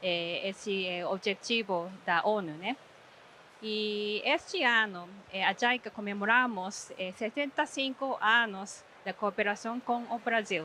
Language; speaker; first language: Portuguese; non-native, fluent; Japanese